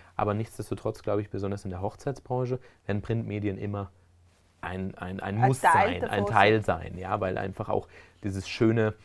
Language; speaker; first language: German; early bilingual, other home language; Spanish